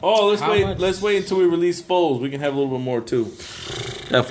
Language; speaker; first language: English; native; English